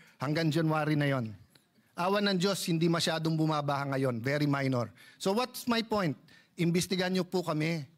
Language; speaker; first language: Filipino; native; Filipino